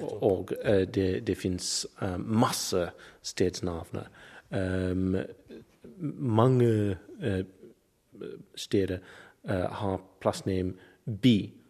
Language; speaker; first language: Norwegian; non-native, learner; English